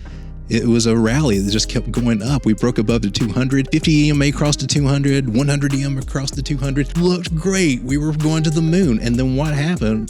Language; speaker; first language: English; native; English